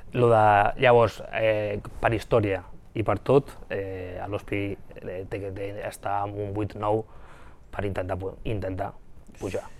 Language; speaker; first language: Catalan; non-native, local second language; Spanish